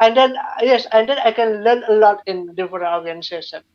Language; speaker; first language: English; non-native, learner; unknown